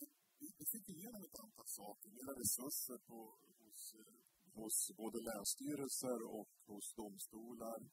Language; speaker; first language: Swedish; native; Swedish